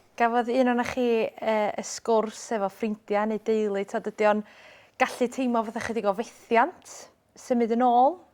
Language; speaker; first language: Welsh; native; Welsh